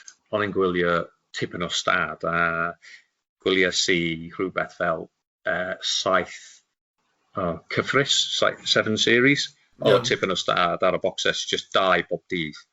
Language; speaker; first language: Welsh; non-native, local second language; English